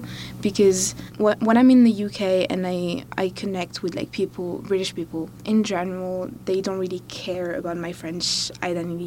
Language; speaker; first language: English; non-native, fluent; French